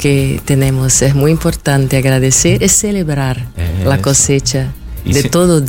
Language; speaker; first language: Spanish; non-native, fluent; Portuguese